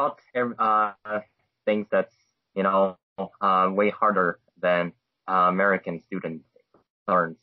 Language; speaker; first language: English; non-native, fluent; Chinese